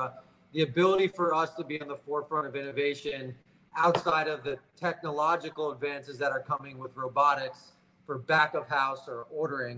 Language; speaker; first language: English; native; English